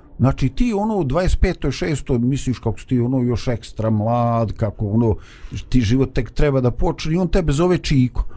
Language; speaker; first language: Bosnian; native; Bosnian